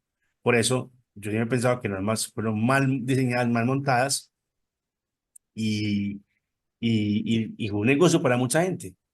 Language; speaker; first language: Spanish; native; Spanish